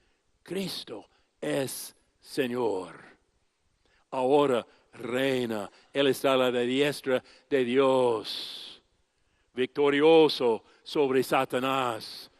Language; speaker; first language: Spanish; non-native, fluent; English